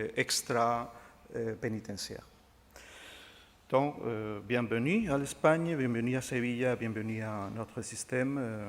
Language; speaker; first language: French; non-native, fluent; Spanish